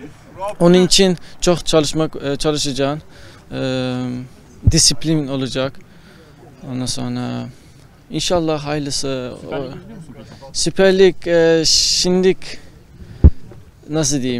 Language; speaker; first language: Turkish; early bilingual, heritage; Turkish